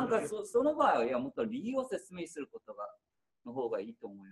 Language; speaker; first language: Japanese; non-native, learner; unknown